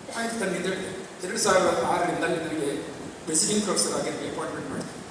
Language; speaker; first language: Kannada; non-native, local second language; Tulu